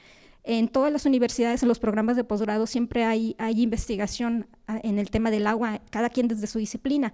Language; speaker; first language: Spanish; native; Spanish